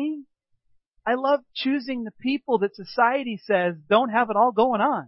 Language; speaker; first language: English; native; English